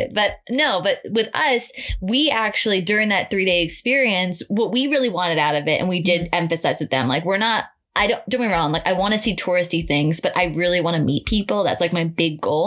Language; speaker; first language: English; native; English